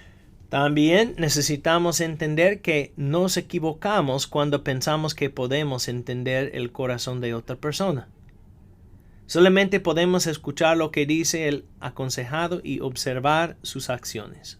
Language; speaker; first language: Spanish; non-native, fluent; English